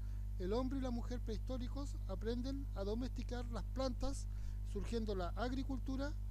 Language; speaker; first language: Spanish; native; Spanish